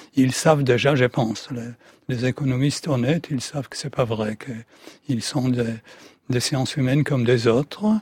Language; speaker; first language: French; non-native, fluent; Russian